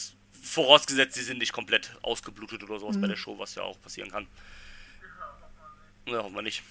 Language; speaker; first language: German; native; German